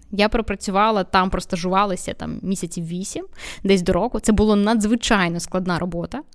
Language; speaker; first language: Ukrainian; non-native, local second language; Russian